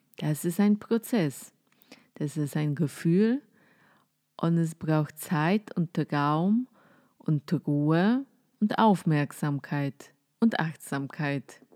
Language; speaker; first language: German; non-native, fluent; Polish